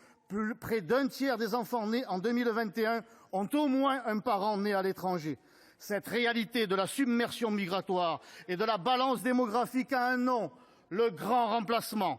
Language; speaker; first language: French; native; French